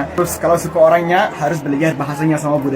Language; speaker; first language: Indonesian; non-native, learner; Arabic